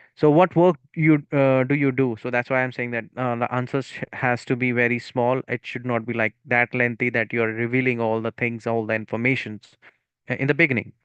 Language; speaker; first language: English; non-native, local second language; Punjabi